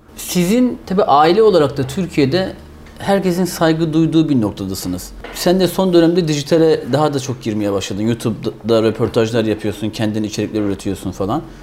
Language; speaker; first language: Turkish; native; Turkish